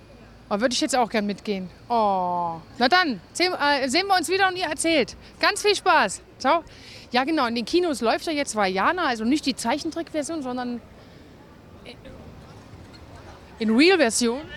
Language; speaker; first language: German; native; German